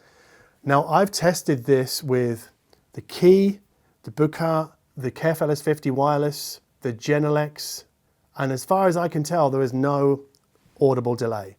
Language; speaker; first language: English; native; English